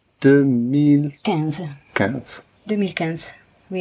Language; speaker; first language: French; non-native, learner; English